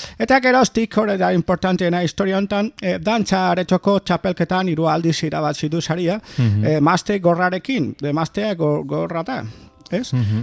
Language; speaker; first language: Basque; non-native, learner; English